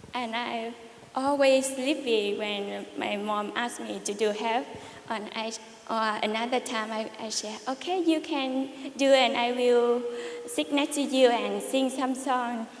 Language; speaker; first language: English; non-native, learner; Vietnamese